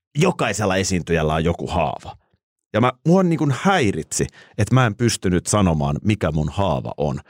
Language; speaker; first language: Finnish; native; Finnish